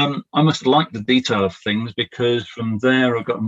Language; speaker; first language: English; native; English